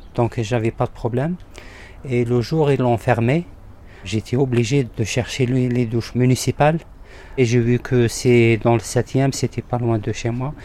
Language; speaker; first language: French; non-native, local second language; Arabic